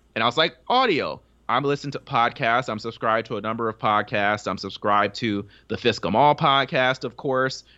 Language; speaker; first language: English; native; English